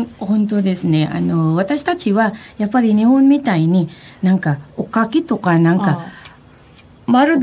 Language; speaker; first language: Japanese; non-native, fluent; Filipino